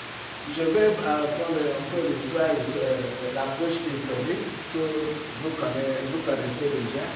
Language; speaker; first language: French; non-native, learner; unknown